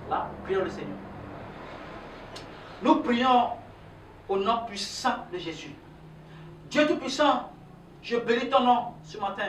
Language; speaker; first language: French; non-native, local second language; Ewe